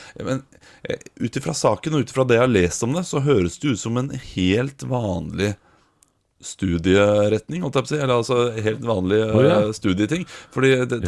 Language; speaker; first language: Norwegian; native; Norwegian